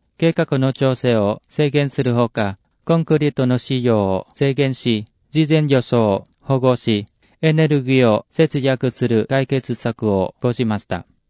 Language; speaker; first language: Japanese; non-native, fluent; Vietnamese